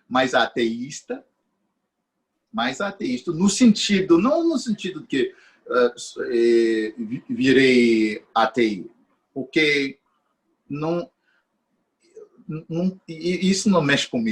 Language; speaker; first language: Portuguese; non-native, fluent; English